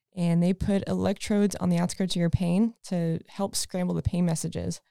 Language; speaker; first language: English; native; English